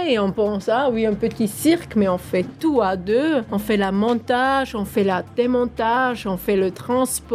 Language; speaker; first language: French; non-native, local second language; German